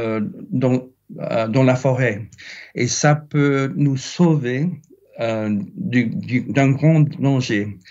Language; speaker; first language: French; non-native, fluent; English